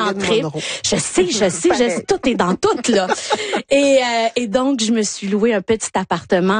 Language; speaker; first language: French; native; French